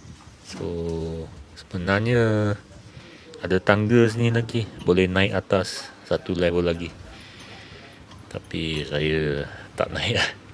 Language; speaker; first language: Malay; native; Malay